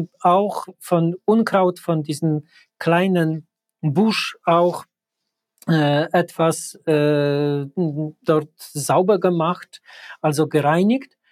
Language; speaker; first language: German; non-native, fluent; Polish